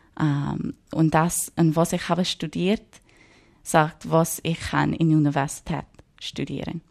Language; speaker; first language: German; non-native, learner; English